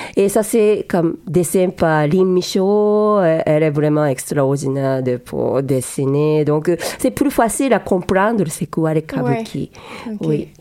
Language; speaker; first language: French; non-native, learner; Japanese